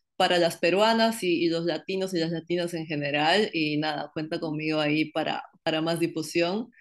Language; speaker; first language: Spanish; native; Spanish